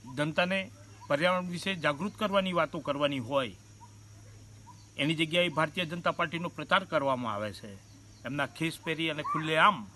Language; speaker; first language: Gujarati; native; Gujarati